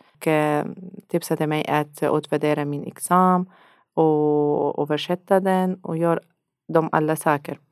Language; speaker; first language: Swedish; non-native, learner; Arabic